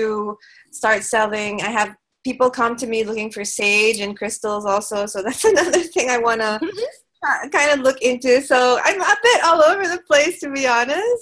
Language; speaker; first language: English; non-native, local second language; Filipino